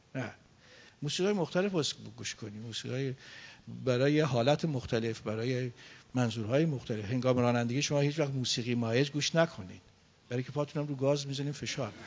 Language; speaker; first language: Persian; native; Persian